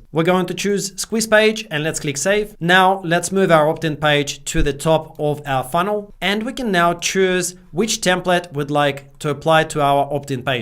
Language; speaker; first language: English; native; English